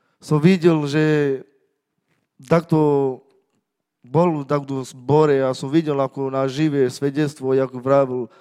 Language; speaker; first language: Slovak; non-native, local second language; Romany